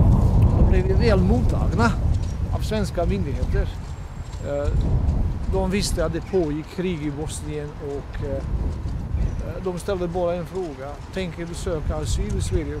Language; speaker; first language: Swedish; non-native, fluent; Bosnian